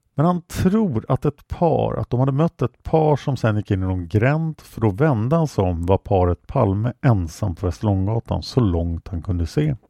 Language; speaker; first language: Swedish; native; Swedish